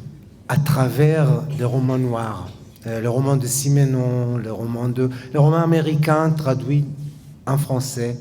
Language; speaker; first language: French; non-native, fluent; Hebrew